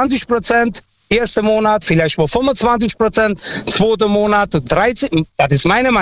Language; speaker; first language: German; non-native, local second language; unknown